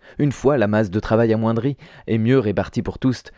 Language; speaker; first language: French; native; French